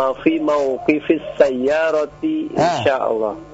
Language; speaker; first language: Arabic; non-native, learner; Indonesian